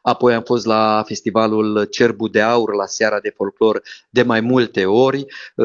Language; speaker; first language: Romanian; native; Romanian